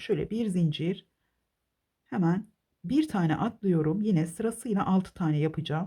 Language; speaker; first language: Turkish; native; Turkish